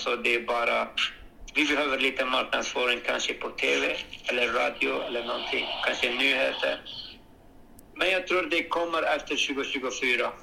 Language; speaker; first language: Swedish; non-native, fluent; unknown